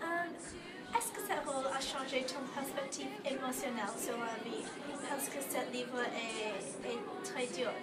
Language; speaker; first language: French; non-native, learner; English